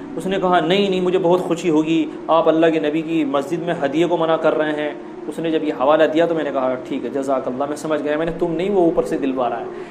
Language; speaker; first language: Urdu; native; Urdu